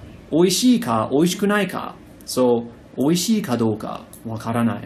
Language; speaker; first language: Japanese; non-native, fluent; English